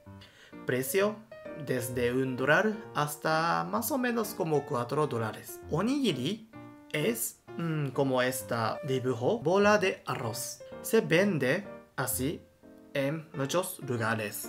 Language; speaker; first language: Spanish; non-native, learner; Japanese